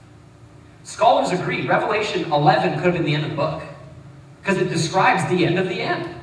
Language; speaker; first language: English; native; English